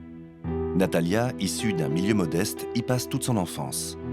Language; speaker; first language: French; native; French